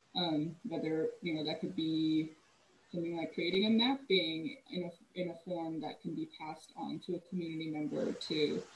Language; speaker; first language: English; native; English